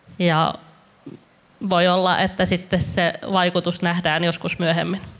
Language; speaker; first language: Finnish; native; Finnish